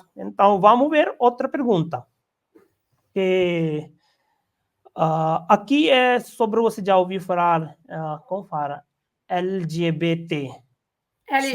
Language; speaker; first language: Portuguese; non-native, learner; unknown